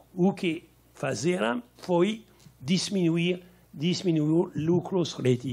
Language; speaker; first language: Portuguese; non-native, learner; French